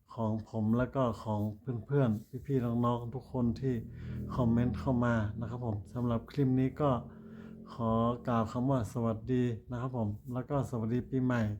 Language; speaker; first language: Thai; native; Thai